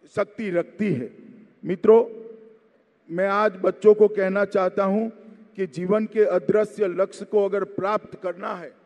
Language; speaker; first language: Hindi; non-native, local second language; Gujarati